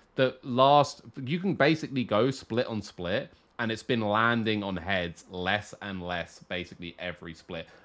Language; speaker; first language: English; native; English